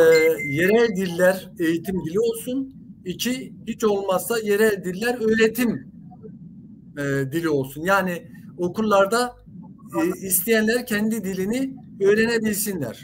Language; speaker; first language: Turkish; non-native, local second language; Zaza